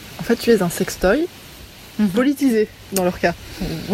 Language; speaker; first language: French; native; French